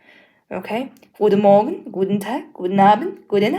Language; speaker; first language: German; non-native, learner; Mongolian